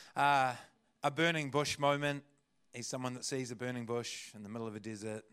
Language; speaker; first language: English; native; English